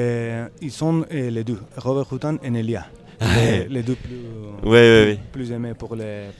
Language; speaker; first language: French; non-native, learner; Spanish